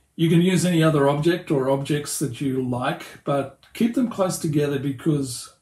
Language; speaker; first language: English; native; English